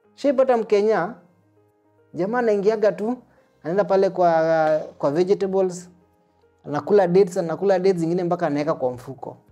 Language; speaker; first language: Swahili; native; Swahili